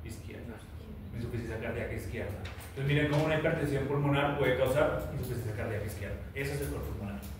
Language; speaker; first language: Spanish; native; Spanish